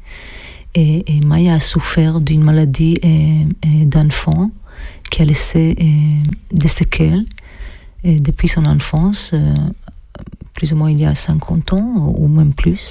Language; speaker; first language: French; native; French